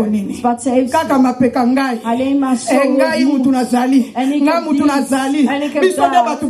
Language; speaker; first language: Dutch; non-native, learner; Lingala